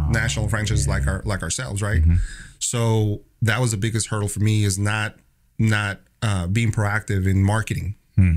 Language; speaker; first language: English; native; English